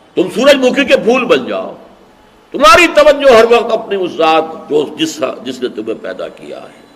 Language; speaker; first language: Urdu; native; Urdu